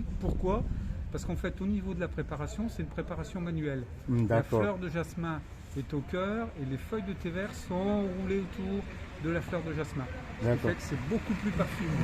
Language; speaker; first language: French; native; French